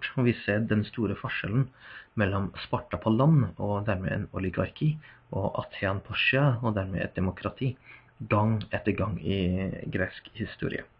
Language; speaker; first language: Norwegian; non-native, fluent; English